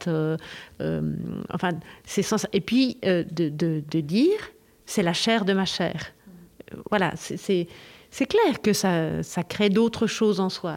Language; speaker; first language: French; non-native, fluent; Spanish